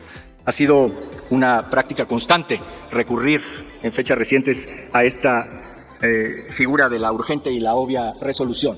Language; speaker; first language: Spanish; native; Spanish